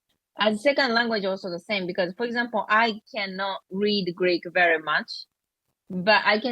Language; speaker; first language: English; non-native, learner; Japanese